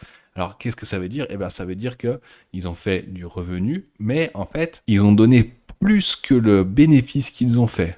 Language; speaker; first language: French; native; French